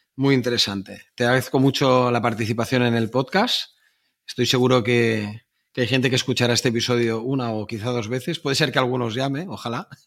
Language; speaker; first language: Spanish; native; Spanish